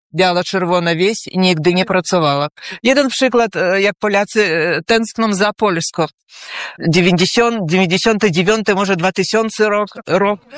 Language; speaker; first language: Polish; early bilingual, heritage; Polish